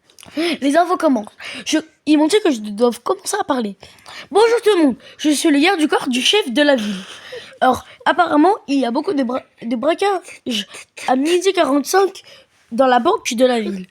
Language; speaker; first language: French; native; French